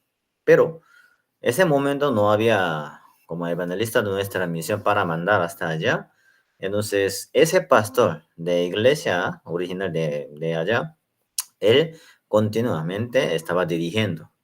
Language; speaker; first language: Spanish; non-native, learner; Korean